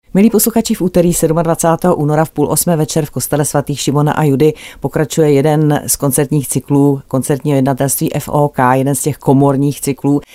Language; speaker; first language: Czech; native; Czech